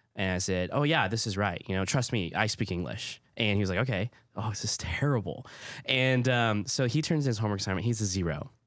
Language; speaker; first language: English; early bilingual, other home language; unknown